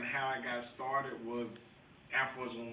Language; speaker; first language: English; native; English